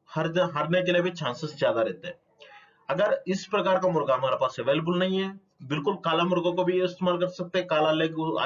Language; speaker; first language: Hindi; non-native, local second language; Telugu